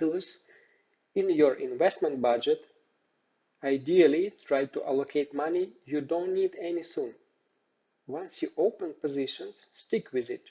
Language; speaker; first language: English; non-native, fluent; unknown